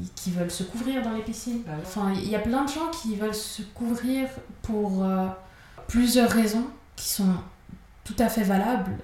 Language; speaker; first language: French; native; French